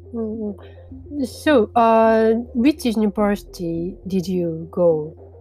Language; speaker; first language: English; non-native, learner; Japanese